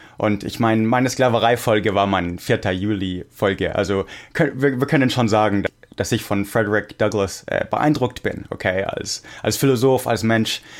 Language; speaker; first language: German; non-native, fluent; English